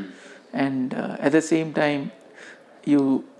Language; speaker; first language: English; non-native, local second language; Hindi